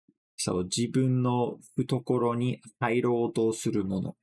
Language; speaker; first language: Japanese; non-native, fluent; English